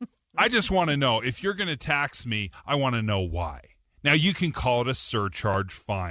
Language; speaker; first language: English; native; English